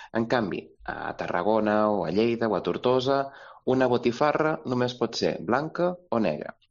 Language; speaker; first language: Catalan; native; Catalan